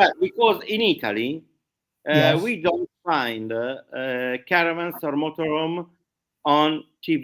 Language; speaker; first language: English; non-native, learner; Italian